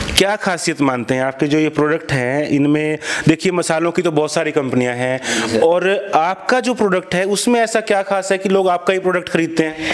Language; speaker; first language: Hindi; native; Hindi